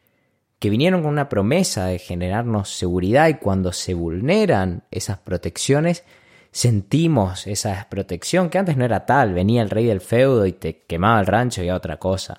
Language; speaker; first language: Spanish; native; Spanish